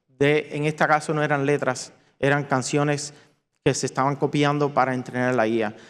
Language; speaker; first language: Spanish; native; Spanish